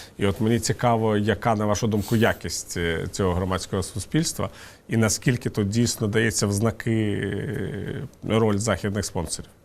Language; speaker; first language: Ukrainian; native; Ukrainian